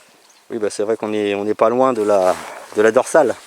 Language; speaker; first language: French; native; French